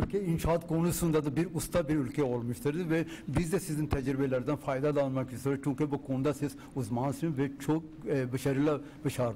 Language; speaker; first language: Turkish; non-native, fluent; Urdu